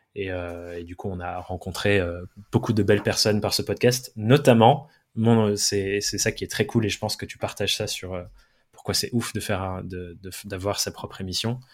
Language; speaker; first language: French; early bilingual, other home language; English